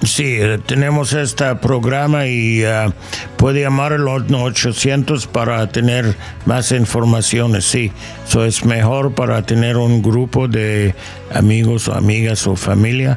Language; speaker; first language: Spanish; non-native, learner; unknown